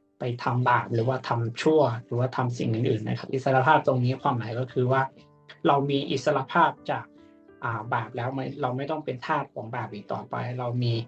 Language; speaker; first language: Thai; native; Thai